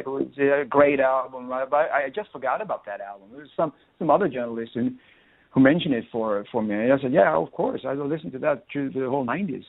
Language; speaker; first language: English; non-native, fluent; Swedish